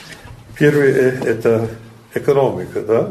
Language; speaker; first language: Russian; non-native, learner; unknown